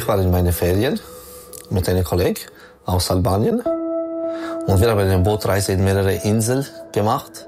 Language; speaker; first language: German; non-native, learner; Albanian